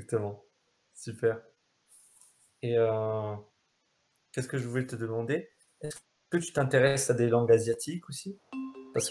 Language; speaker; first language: French; native; French